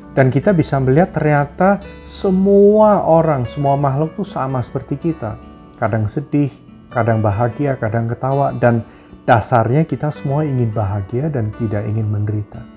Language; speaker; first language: Indonesian; native; Indonesian